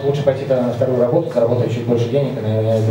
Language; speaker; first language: Russian; native; Russian